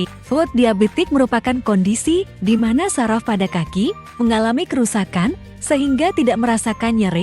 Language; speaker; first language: Indonesian; native; Indonesian